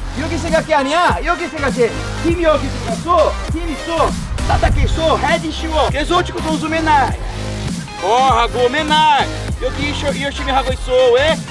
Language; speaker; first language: Korean; non-native, learner; Portuguese